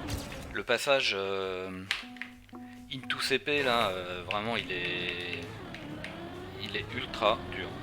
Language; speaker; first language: French; native; French